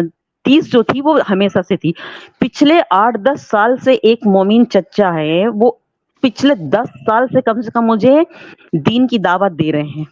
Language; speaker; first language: Hindi; native; Hindi